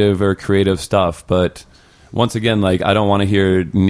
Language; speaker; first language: English; native; English